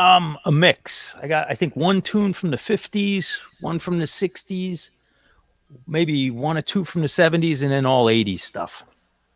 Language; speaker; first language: English; native; English